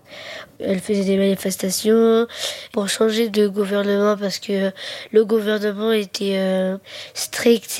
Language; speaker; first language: French; early bilingual, other home language; Arabic